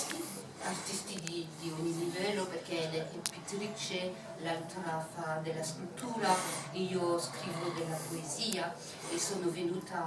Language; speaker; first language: Italian; non-native, fluent; French